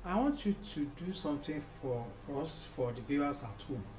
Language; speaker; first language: English; non-native, local second language; Yoruba